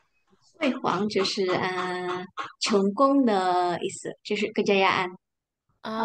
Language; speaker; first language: Chinese; non-native, fluent; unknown